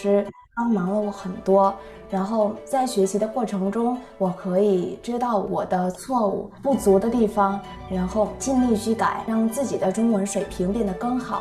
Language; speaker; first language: Chinese; non-native, fluent; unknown